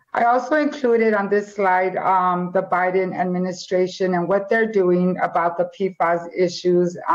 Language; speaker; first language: English; native; English